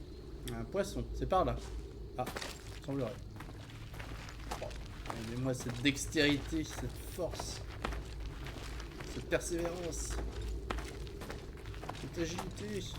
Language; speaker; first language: French; native; French